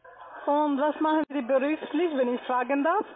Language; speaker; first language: German; non-native, learner; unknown